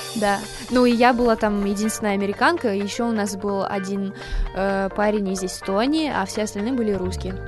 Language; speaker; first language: Russian; non-native, fluent; English